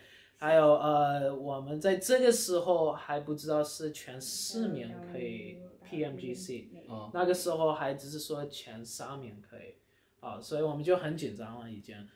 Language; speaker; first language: Chinese; early bilingual, heritage; Chinese